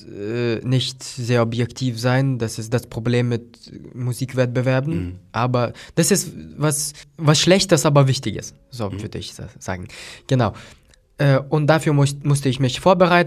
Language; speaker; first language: German; non-native, fluent; Lithuanian